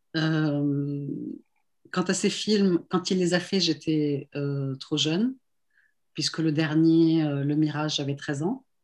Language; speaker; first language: French; non-native, local second language; Arabic